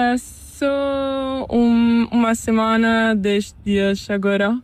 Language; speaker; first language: Spanish; non-native, learner; Italian